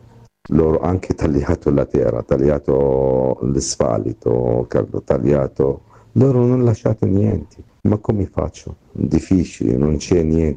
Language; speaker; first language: Italian; non-native, learner; Arabic